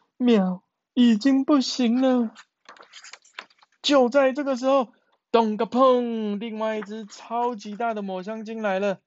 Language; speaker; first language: Chinese; native; Chinese